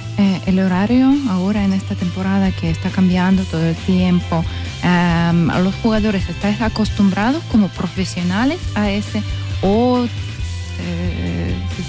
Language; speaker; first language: Spanish; non-native, learner; Russian